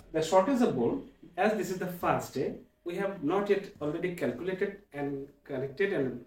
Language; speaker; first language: English; non-native, local second language; Bangla